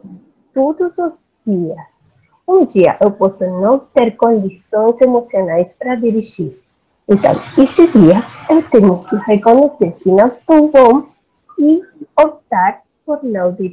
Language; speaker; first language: Portuguese; non-native, learner; Spanish